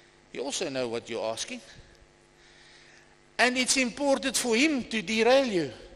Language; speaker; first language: English; non-native, local second language; Afrikaans